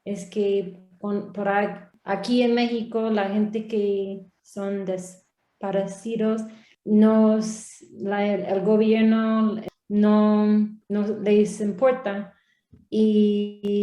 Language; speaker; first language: Spanish; non-native, learner; English